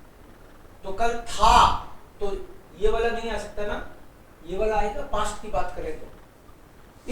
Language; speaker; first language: Hindi; native; Hindi